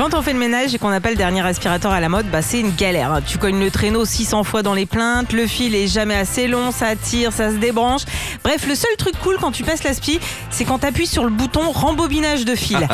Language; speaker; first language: French; native; French